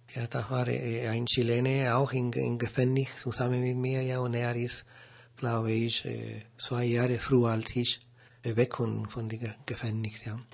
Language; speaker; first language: German; non-native, learner; Spanish